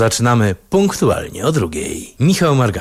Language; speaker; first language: Polish; native; Polish